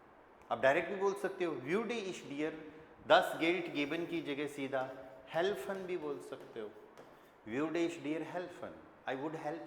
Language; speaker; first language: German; non-native, fluent; Hindi